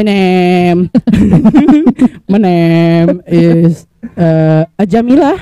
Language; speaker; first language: English; non-native, learner; Indonesian